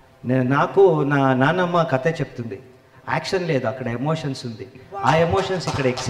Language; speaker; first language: Telugu; non-native, learner; Kannada